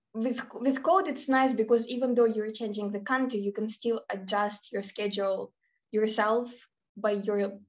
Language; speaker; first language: English; non-native, fluent; Russian